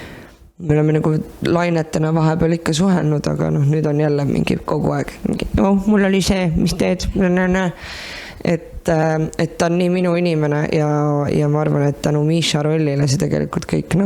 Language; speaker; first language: Estonian; native; Estonian